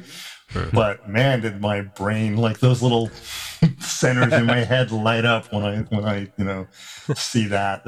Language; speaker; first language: English; native; English